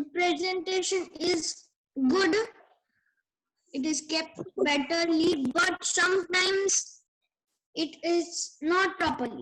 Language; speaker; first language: English; non-native, learner; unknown